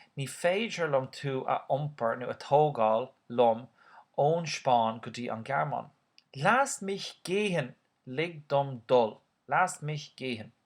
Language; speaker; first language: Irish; non-native, local second language; English